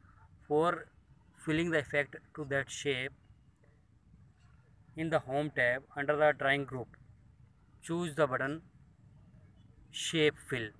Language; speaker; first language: English; non-native, local second language; Hindi